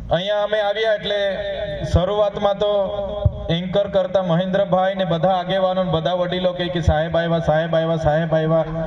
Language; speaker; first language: Gujarati; non-native, local second language; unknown